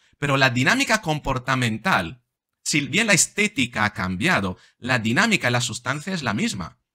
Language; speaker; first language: Spanish; non-native, fluent; Italian